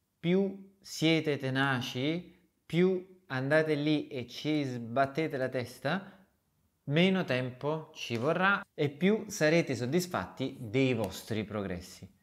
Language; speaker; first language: Italian; native; Italian